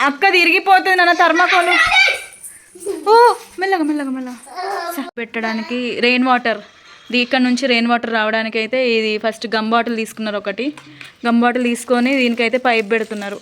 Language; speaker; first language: Telugu; native; Telugu